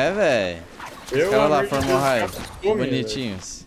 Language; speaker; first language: Portuguese; native; Portuguese